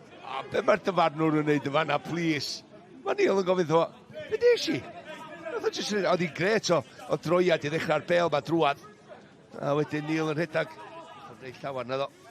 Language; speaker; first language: Welsh; native; Welsh